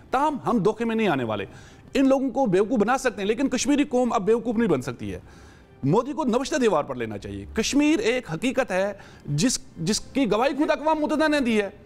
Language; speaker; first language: Urdu; non-native, local second language; Kashmiri